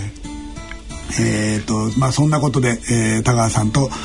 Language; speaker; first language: Japanese; native; Japanese